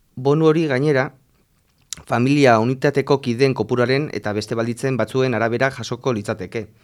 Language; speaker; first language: Basque; non-native, local second language; Spanish